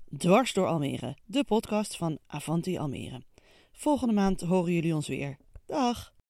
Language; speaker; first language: Dutch; native; Dutch